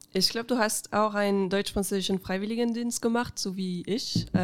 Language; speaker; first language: German; non-native, fluent; French